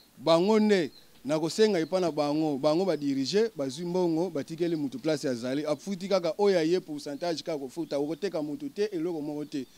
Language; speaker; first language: Lingala; non-native, local second language; Kongo